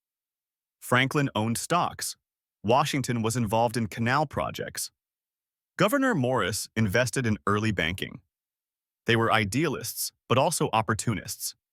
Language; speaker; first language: English; native; English